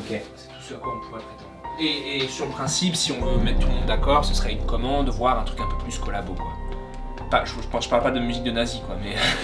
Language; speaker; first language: French; native; French